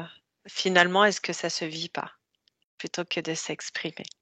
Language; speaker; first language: French; native; French